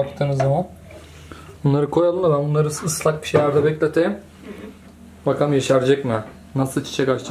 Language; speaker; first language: Turkish; native; Turkish